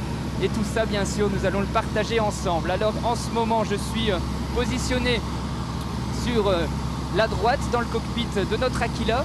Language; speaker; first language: French; native; French